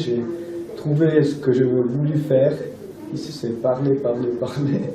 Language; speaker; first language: French; non-native, local second language; German